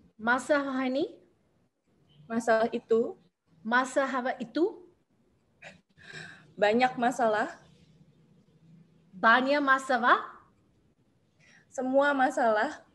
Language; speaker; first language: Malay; non-native, learner; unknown